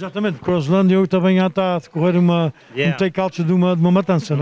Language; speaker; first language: Portuguese; native; Portuguese